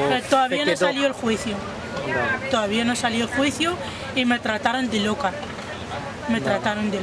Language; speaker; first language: Spanish; non-native, fluent; Arabic